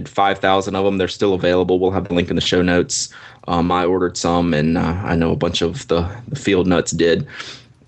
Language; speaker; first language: English; native; English